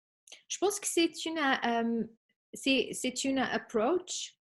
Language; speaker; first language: French; non-native, fluent; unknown